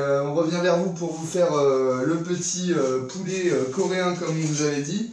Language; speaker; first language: French; native; French